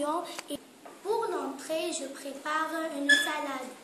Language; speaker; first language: French; non-native, learner; Arabic